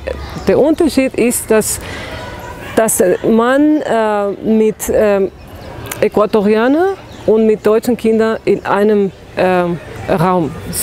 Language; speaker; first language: German; non-native, fluent; Spanish